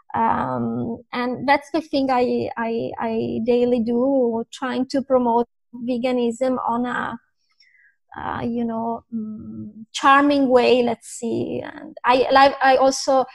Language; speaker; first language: English; non-native, fluent; Italian